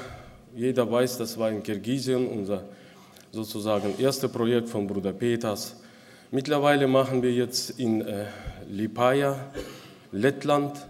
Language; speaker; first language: German; non-native, local second language; Russian